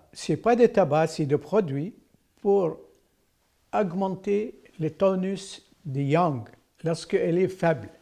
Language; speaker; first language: French; non-native, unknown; Arabic